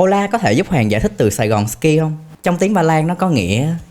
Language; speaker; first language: Vietnamese; native; Vietnamese